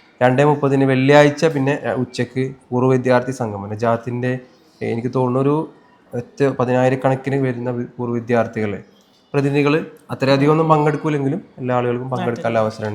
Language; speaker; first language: Malayalam; native; Malayalam